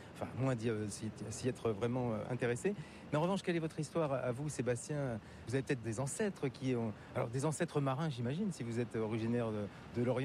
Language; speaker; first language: French; native; French